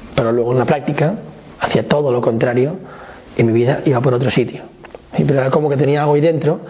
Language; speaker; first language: Spanish; native; Spanish